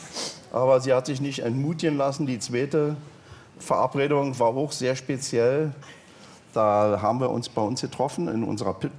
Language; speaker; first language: German; native; German